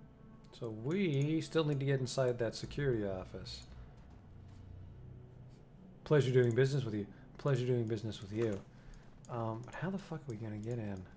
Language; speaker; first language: English; native; English